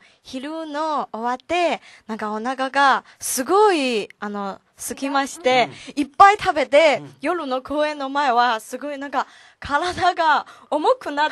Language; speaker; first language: Japanese; non-native, learner; Chinese